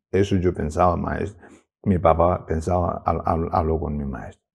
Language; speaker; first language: Spanish; non-native, learner; Tibetan